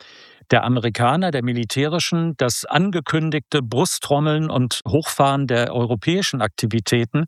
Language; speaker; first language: German; native; German